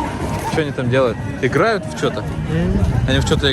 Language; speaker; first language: Russian; native; Russian